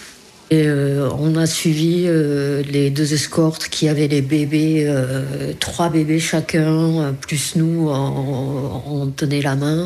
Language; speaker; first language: French; early bilingual, other home language; Korean